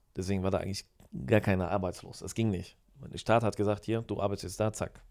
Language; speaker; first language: German; native; German